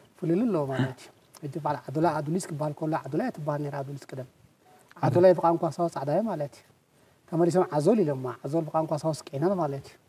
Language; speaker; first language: Tigrinya; non-native, local second language; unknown